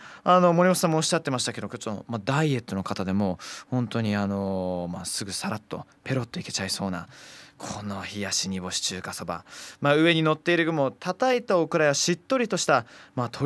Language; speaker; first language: Japanese; native; Japanese